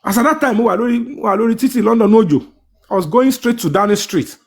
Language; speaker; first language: English; non-native, local second language; Yoruba